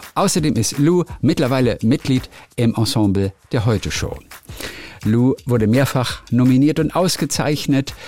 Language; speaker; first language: German; native; German